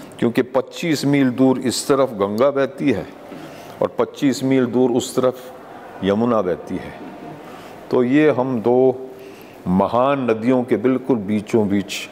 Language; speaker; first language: Hindi; non-native, local second language; English